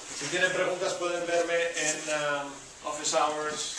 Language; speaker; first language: Spanish; non-native, learner; English